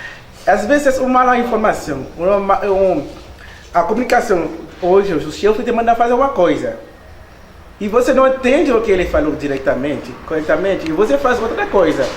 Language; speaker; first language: Portuguese; non-native, learner; Haitian Creole